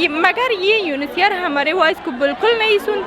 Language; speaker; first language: Hindi; non-native, learner; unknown